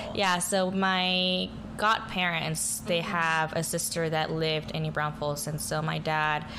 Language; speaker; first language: English; early bilingual, other home language; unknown